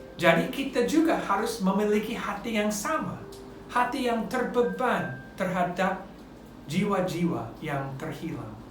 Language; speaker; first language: Indonesian; non-native, fluent; English